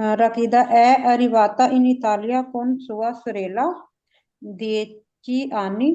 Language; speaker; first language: Italian; non-native, learner; Punjabi